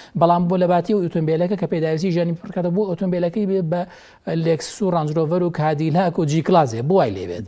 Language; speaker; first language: Central Kurdish; native; Central Kurdish